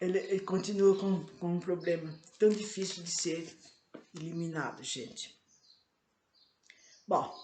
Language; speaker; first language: Portuguese; native; Portuguese